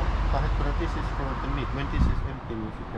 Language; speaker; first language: English; non-native, learner; Finnish